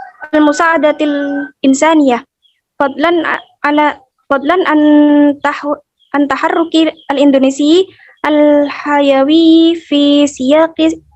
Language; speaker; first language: Arabic; non-native, learner; Indonesian